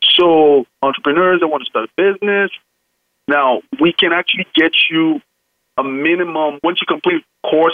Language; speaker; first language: English; non-native, local second language; Yoruba